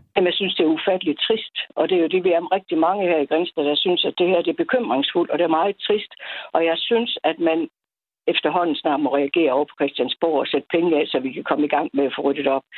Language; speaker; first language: Danish; native; Danish